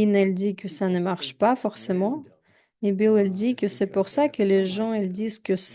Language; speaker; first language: French; non-native, fluent; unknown